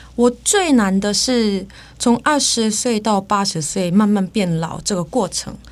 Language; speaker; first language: Chinese; non-native, fluent; Korean